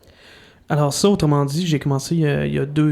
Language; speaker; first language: French; native; French